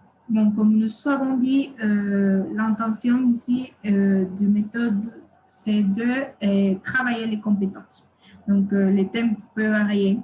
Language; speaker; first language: French; non-native, fluent; Spanish